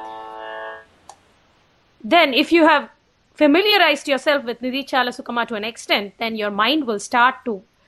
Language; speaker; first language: English; non-native, local second language; Tamil